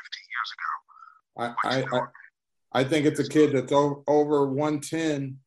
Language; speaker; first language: English; native; English